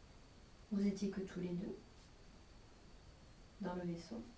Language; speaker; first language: French; native; French